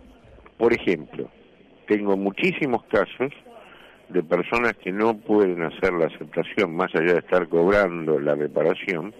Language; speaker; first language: Spanish; native; Spanish